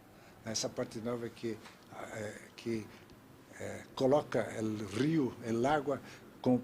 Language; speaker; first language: Portuguese; non-native, fluent; Spanish